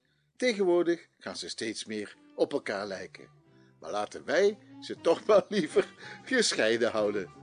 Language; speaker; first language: Dutch; native; Dutch